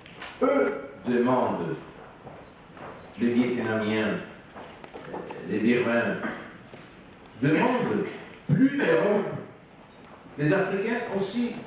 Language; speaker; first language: French; non-native, fluent; Italian